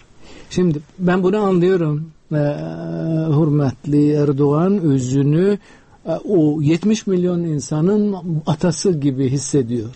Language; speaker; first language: Turkish; non-native, fluent; Uzbek